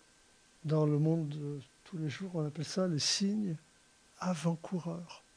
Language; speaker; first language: French; native; French